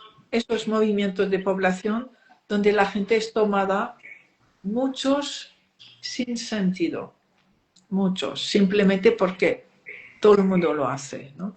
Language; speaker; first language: Spanish; non-native, fluent; French